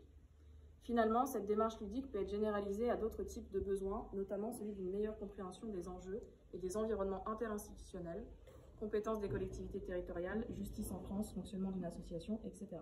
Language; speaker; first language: French; native; French